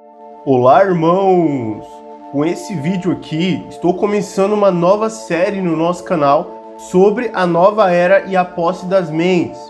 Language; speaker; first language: Portuguese; native; Portuguese